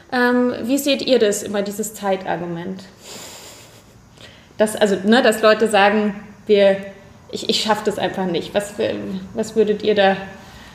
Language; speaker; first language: German; native; German